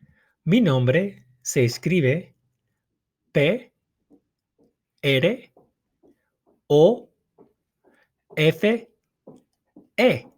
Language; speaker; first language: Spanish; non-native, fluent; English